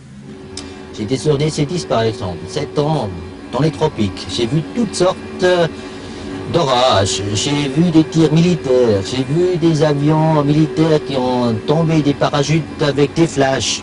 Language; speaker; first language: French; non-native, local second language; German